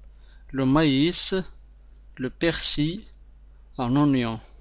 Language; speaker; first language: French; non-native, fluent; Arabic